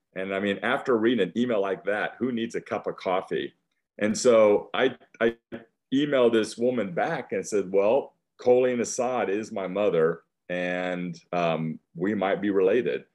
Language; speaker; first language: English; native; English